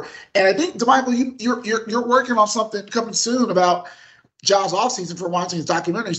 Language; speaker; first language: English; native; English